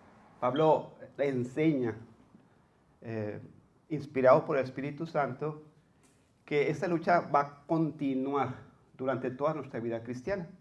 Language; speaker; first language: Spanish; native; Spanish